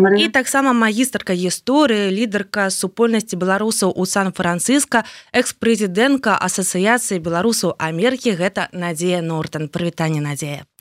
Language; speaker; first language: Belarusian; native; Belarusian